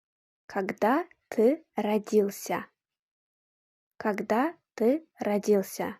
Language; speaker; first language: Russian; non-native, fluent; Uzbek